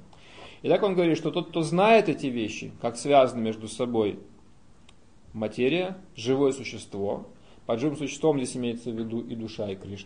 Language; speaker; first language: Russian; native; Russian